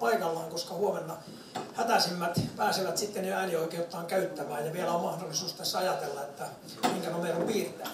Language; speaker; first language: Finnish; native; Finnish